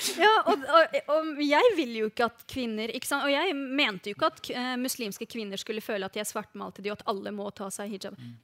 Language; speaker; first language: Norwegian; early bilingual, other home language; Arabic